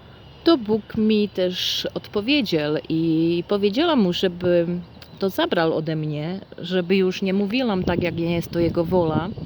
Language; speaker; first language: Polish; non-native, fluent; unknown